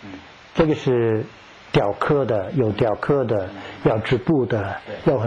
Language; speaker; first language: Chinese; non-native, fluent; English